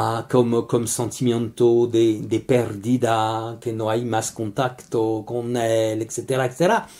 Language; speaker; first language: Spanish; non-native, learner; French